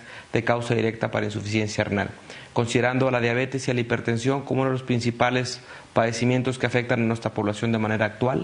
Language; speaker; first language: Spanish; native; Spanish